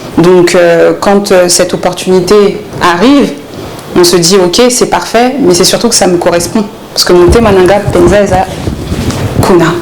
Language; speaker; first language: French; early bilingual, other home language; Lingala